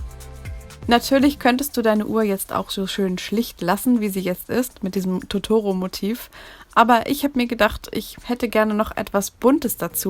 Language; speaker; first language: German; native; German